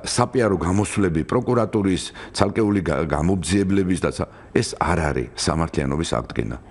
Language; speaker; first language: Georgian; native; Georgian